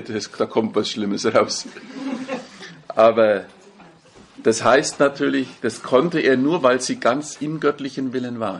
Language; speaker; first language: German; native; German